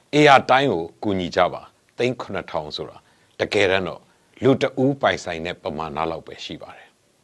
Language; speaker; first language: Burmese; native; Burmese